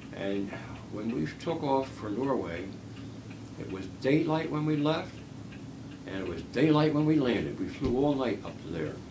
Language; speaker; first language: English; native; English